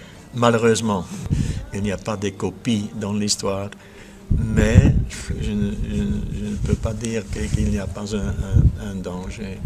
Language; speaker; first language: French; non-native, fluent; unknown